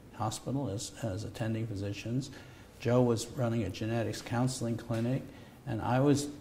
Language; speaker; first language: English; native; English